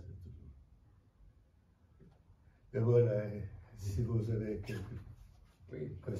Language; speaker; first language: French; non-native, fluent; Russian